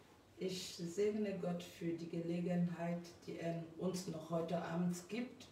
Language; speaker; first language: German; non-native, fluent; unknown